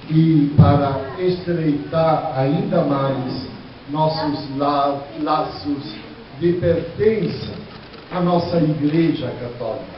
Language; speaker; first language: Portuguese; non-native, fluent; Italian